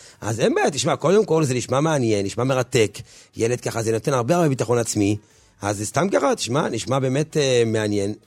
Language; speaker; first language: Hebrew; native; Hebrew